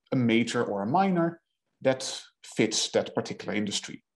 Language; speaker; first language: English; non-native, fluent; Dutch